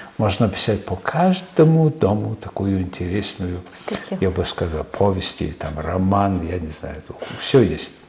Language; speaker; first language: Russian; non-native, fluent; Mongolian